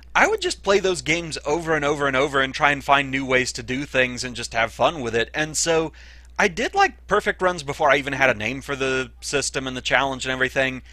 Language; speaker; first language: English; native; English